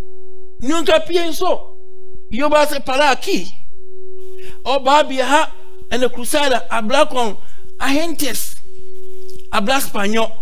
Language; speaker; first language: Spanish; non-native, learner; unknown